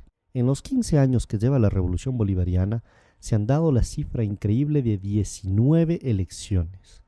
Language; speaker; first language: Spanish; native; Spanish